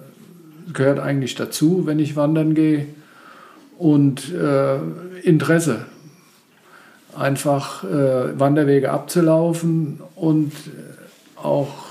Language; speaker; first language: German; native; German